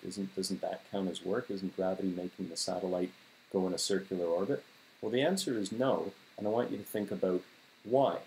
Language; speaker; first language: English; native; English